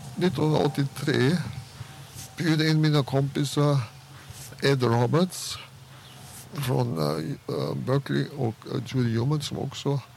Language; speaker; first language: Swedish; non-native, fluent; German